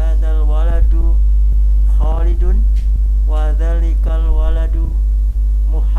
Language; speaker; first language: Arabic; non-native, learner; Indonesian